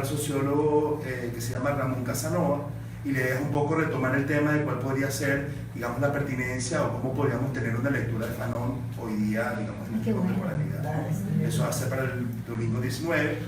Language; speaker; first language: Spanish; native; Spanish